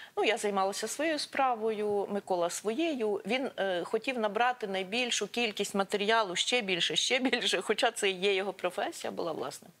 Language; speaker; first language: Ukrainian; non-native, local second language; Russian